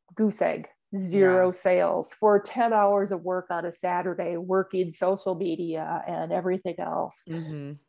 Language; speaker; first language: English; native; English